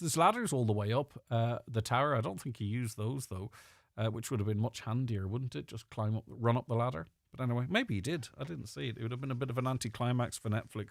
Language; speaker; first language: English; native; English